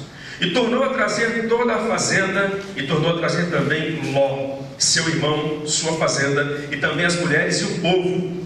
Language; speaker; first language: Portuguese; native; Portuguese